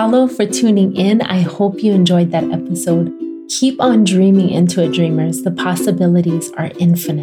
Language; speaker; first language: English; native; English